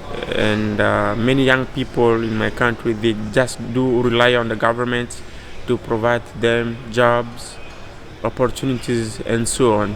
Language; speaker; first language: English; non-native, fluent; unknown